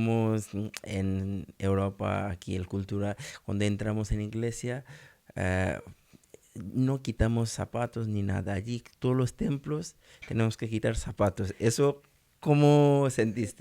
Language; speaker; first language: Spanish; non-native, learner; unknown